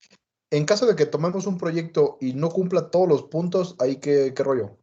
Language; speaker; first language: Spanish; native; Spanish